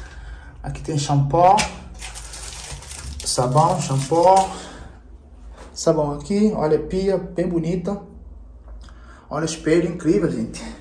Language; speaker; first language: Portuguese; non-native, learner; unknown